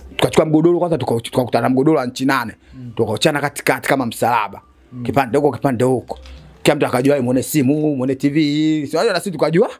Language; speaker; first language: Swahili; native; Swahili